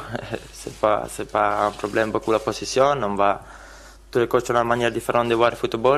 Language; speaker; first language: French; non-native, fluent; Italian